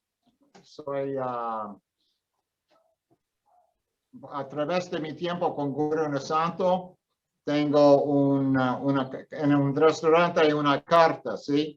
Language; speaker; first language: Spanish; non-native, fluent; English